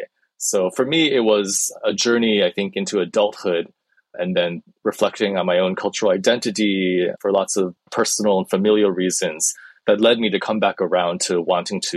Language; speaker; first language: English; early bilingual, other home language; Chinese